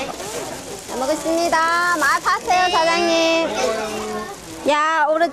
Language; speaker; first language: Korean; non-native, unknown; Vietnamese